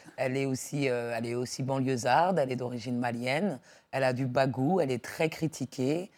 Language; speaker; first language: French; early bilingual, other home language; Dyula